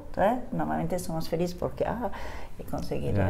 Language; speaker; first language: Spanish; non-native, fluent; French